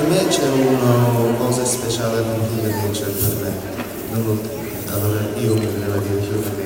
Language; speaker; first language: Italian; non-native, learner; English